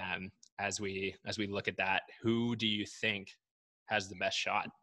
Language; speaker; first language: English; native; English